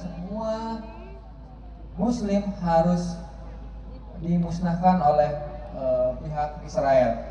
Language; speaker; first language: Indonesian; native; Indonesian